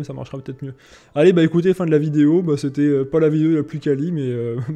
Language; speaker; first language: French; native; French